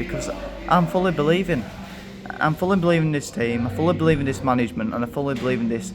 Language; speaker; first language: English; native; English